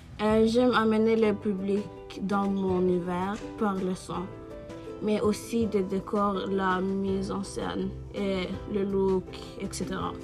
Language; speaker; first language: French; non-native, learner; Norwegian